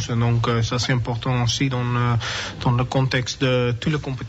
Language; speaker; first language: French; non-native, learner; English